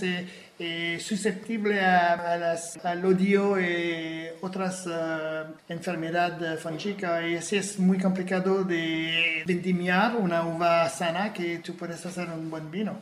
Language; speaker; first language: Spanish; non-native, fluent; French